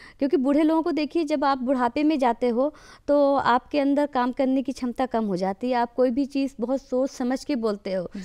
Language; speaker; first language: Hindi; native; Hindi